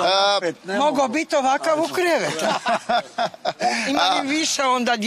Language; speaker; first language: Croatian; non-native, learner; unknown